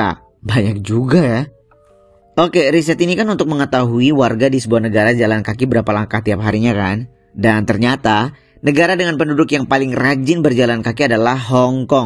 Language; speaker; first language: Indonesian; native; Indonesian